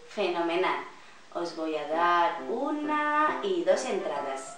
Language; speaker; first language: Spanish; native; Spanish